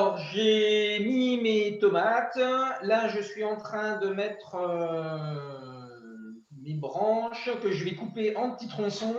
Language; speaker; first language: French; native; French